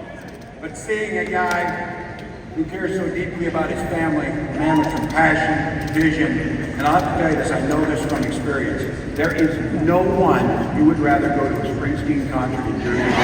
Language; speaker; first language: English; native; English